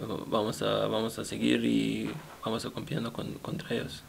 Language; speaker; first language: Spanish; non-native, learner; Serbian